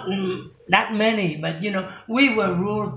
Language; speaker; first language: English; non-native, fluent; Vietnamese